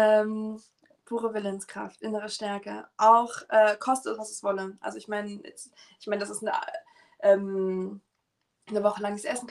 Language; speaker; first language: German; native; German